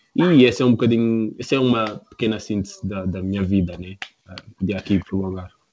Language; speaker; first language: Portuguese; native; Portuguese